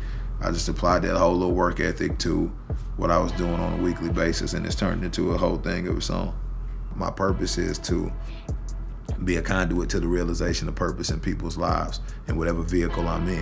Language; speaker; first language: English; early bilingual, other home language; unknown